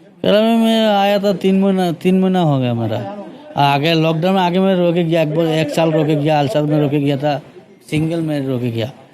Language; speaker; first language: Hindi; non-native, local second language; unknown